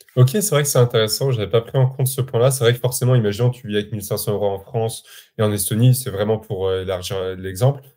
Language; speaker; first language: French; native; French